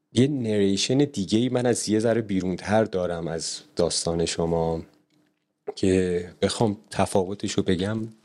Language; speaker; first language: Persian; native; Persian